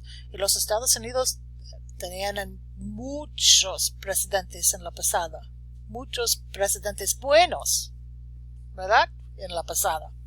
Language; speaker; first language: Spanish; non-native, learner; English